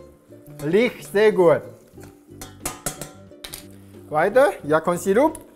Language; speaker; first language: German; non-native, learner; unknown